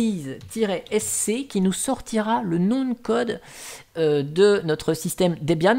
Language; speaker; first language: French; native; French